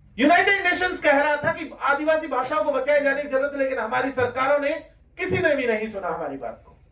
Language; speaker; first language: Hindi; non-native, local second language; Rajasthani